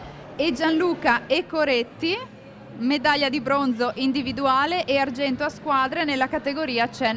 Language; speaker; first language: Italian; native; Italian